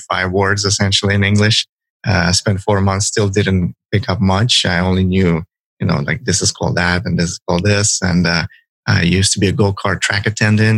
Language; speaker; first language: English; non-native, fluent; Ukrainian